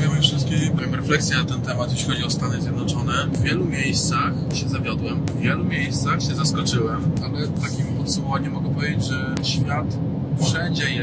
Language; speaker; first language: Polish; native; Polish